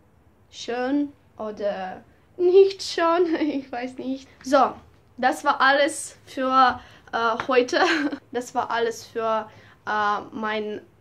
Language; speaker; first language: German; non-native, learner; Russian